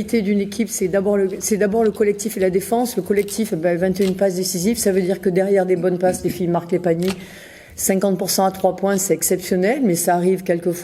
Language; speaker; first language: French; native; French